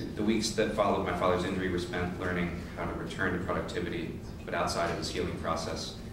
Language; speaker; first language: English; native; English